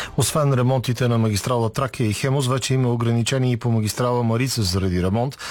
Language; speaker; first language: Bulgarian; native; Bulgarian